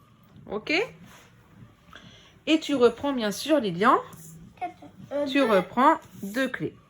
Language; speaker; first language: French; native; French